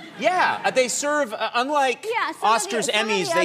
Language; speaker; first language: English; native; English